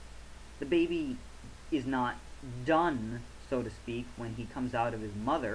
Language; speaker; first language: English; native; English